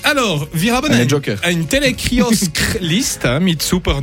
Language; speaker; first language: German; non-native, learner; French